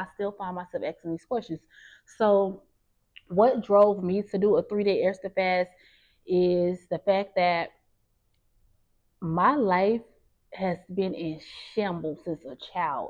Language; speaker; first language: English; native; English